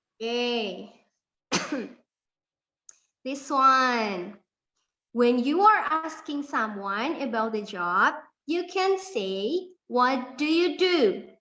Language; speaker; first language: English; non-native, fluent; Indonesian